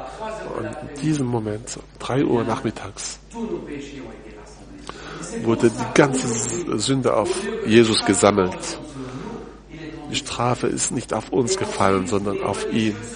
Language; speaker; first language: German; non-native, fluent; French